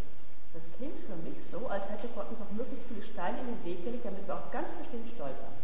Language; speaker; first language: German; native; German